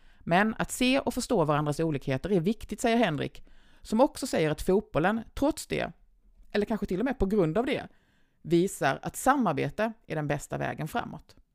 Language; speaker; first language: Swedish; native; Swedish